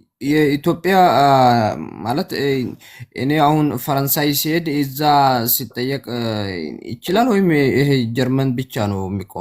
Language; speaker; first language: Amharic; non-native, local second language; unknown